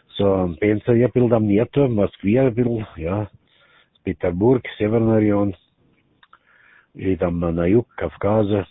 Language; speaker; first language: Russian; non-native, learner; German